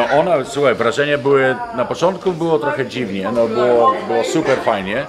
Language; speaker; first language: Polish; early bilingual, heritage; Polish